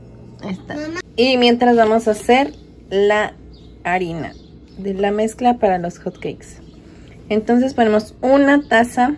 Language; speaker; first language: Spanish; native; Spanish